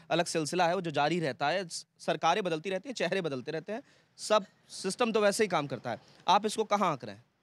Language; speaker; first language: Hindi; native; Hindi